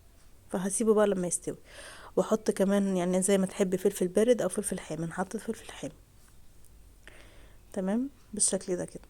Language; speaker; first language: Arabic; native; Arabic